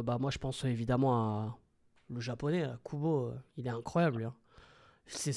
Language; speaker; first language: French; native; French